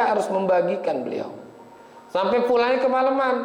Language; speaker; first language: Indonesian; native; Indonesian